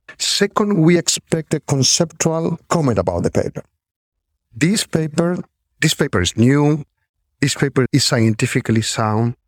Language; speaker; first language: English; non-native, fluent; Spanish